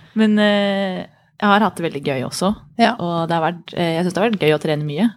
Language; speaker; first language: Norwegian; native; Norwegian